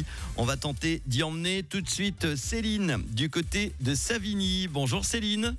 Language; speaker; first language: French; native; French